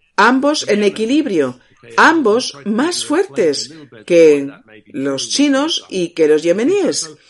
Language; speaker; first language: Spanish; non-native, fluent; English